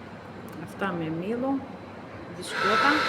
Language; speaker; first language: Greek; non-native, fluent; Russian